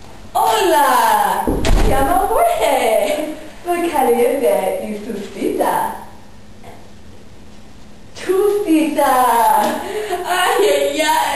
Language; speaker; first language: Spanish; non-native, learner; English